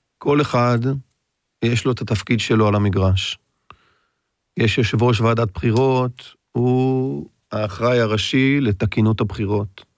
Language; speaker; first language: Hebrew; native; Hebrew